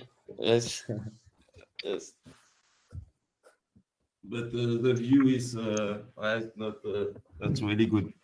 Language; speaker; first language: English; non-native, learner; French